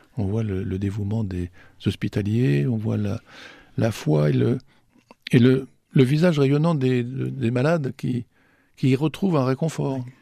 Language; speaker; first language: French; native; French